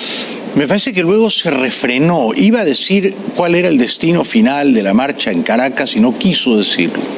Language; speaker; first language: Spanish; native; Spanish